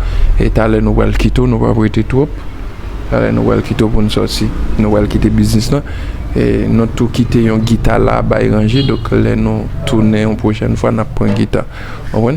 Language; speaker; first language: French; non-native, learner; Haitian Creole